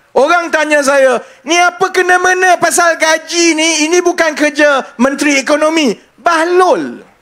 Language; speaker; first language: Malay; native; Malay